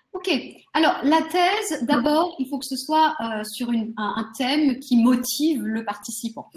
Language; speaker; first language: French; native; French